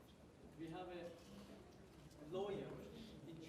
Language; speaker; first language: English; non-native, learner; Azerbaijani